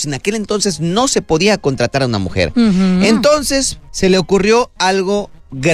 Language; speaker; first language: Spanish; native; Spanish